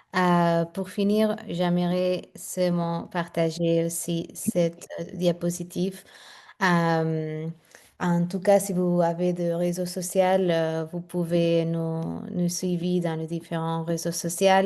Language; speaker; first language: French; non-native, fluent; Spanish